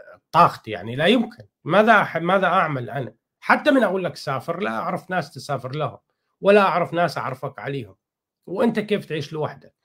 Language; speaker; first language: Arabic; non-native, fluent; Persian